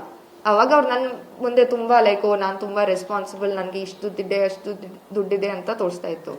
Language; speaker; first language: Kannada; non-native, local second language; Kodava